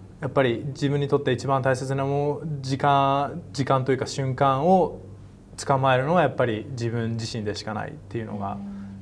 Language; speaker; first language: Japanese; native; Japanese